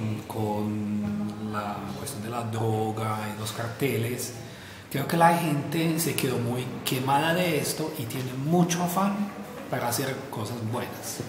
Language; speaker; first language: Spanish; non-native, fluent; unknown